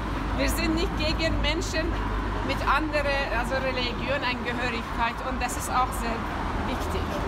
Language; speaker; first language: German; non-native, fluent; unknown